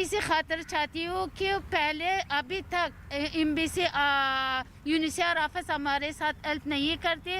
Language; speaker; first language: Hindi; non-native, learner; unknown